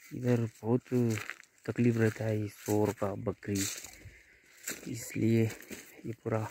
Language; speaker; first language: Hindi; non-native, local second language; Marathi